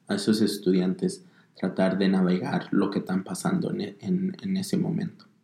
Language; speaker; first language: Spanish; early bilingual, heritage; Spanish